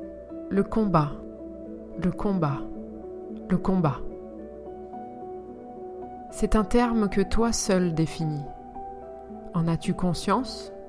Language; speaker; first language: French; native; French